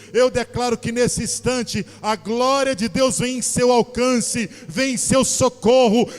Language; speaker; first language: Portuguese; native; Portuguese